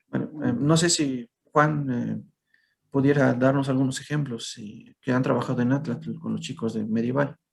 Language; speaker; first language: Spanish; native; Spanish